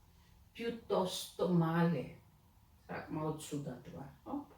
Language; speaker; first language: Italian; non-native, fluent; Georgian